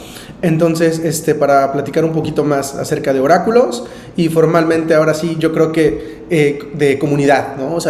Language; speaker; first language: Spanish; native; Spanish